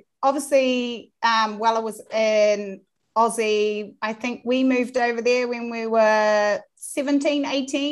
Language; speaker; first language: English; native; English